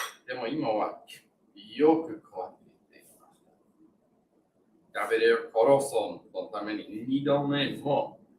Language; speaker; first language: Japanese; non-native, learner; English